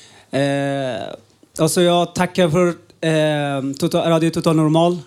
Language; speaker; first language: Swedish; non-native, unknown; Uzbek